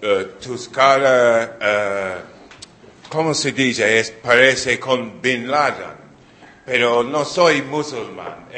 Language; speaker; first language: Spanish; non-native, learner; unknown